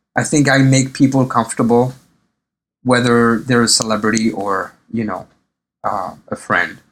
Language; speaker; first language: English; early bilingual, other home language; Arabic